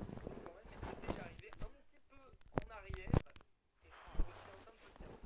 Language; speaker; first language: French; native; French